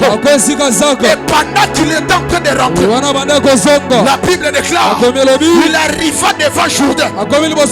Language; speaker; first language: French; non-native, local second language; Lingala